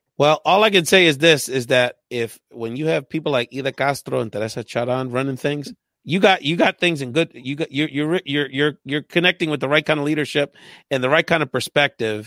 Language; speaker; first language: English; early bilingual, other home language; Spanish